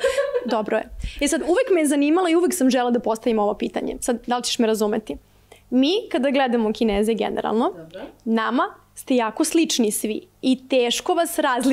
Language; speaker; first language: Serbian; native; Serbian